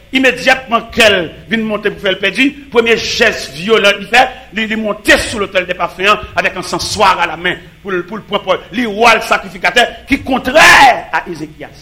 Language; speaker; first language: French; non-native, local second language; Haitian Creole